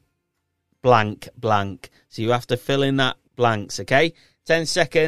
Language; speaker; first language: English; native; English